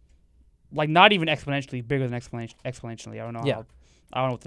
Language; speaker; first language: English; native; English